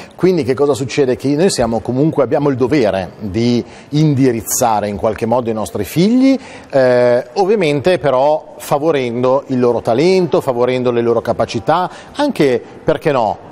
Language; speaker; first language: Italian; native; Italian